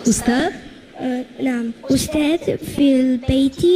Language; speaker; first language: Arabic; non-native, learner; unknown